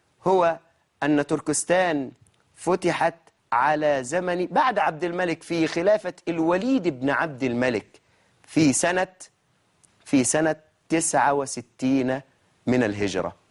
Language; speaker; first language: Arabic; native; Arabic